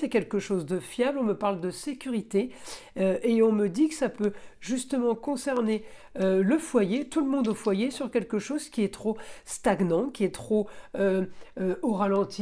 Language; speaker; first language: French; native; French